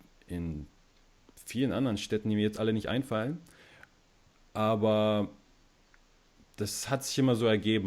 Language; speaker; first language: German; early bilingual, other home language; Russian